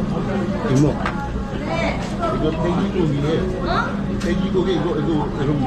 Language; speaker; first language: Korean; non-native, learner; Filipino